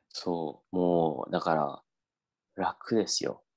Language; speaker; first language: Japanese; native; Japanese